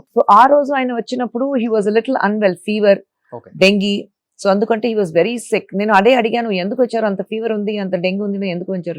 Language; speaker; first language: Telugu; non-native, fluent; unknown